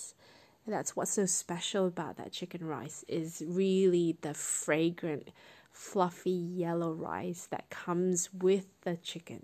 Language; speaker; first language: English; non-native, local second language; Cantonese